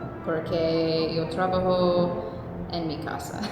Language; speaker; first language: Spanish; non-native, learner; English